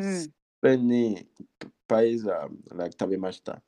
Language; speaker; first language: Japanese; non-native, learner; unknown